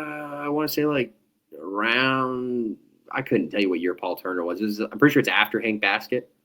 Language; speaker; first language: English; native; English